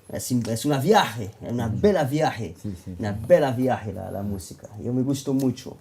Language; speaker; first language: Spanish; non-native, learner; French